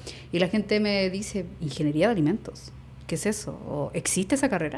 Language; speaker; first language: Spanish; native; Spanish